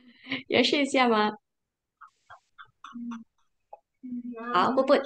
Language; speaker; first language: Chinese; non-native, fluent; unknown